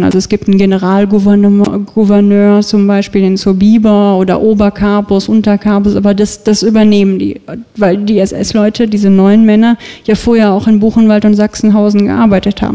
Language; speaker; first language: German; native; German